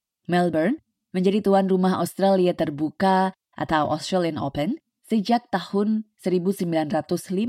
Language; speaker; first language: Indonesian; native; Indonesian